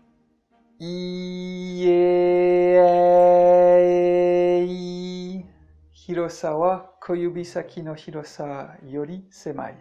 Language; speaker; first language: Japanese; non-native, fluent; French